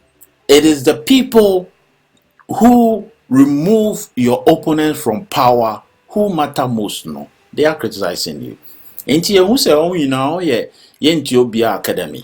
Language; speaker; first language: English; non-native, local second language; Akan